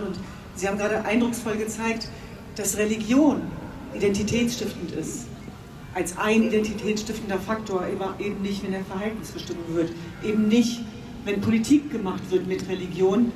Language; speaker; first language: German; native; German